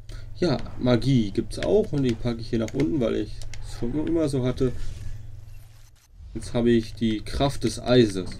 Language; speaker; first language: German; native; German